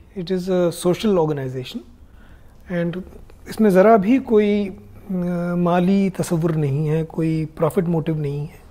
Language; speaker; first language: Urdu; non-native, local second language; Hindi